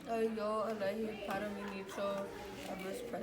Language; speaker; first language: Spanish; non-native, learner; English